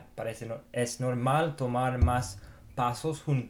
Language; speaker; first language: Spanish; non-native, fluent; English